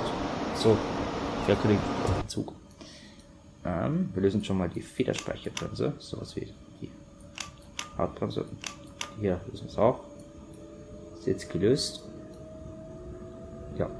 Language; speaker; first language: German; native; German